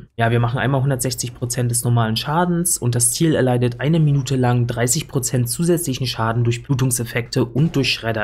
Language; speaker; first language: German; native; German